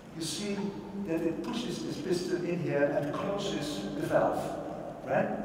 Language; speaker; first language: English; non-native, fluent; Dutch